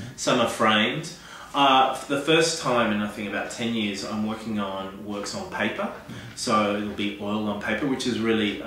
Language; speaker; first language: English; native; English